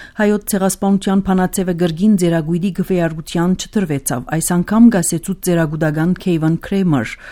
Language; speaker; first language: Armenian; early bilingual, heritage; Armenian